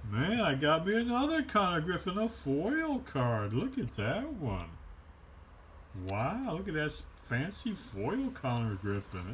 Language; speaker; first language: English; native; English